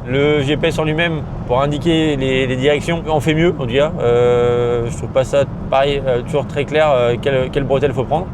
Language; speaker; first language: French; native; French